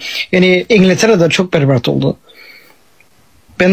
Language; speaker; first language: Turkish; early bilingual, heritage; English